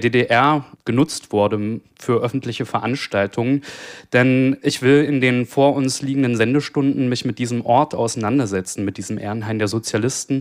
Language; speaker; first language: German; native; German